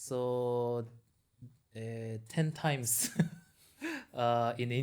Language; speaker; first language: English; non-native, learner; Japanese